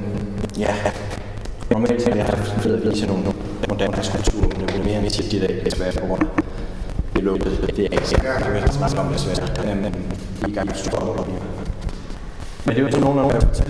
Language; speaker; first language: Danish; native; Danish